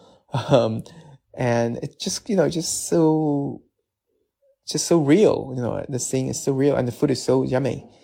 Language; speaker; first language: English; non-native, fluent; Chinese